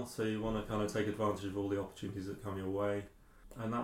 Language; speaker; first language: English; native; English